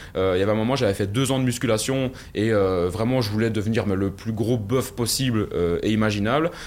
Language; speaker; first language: French; native; French